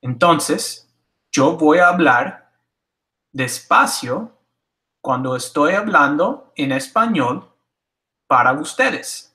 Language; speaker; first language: Spanish; non-native, fluent; English